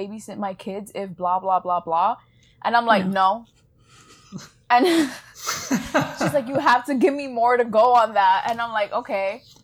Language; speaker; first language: English; early bilingual, other home language; Spanish